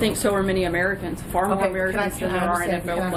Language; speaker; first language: English; native; English